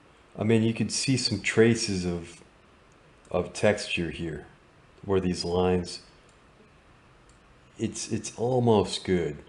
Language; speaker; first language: English; native; English